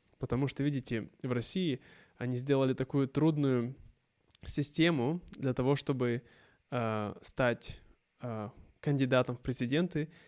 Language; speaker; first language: Russian; native; Russian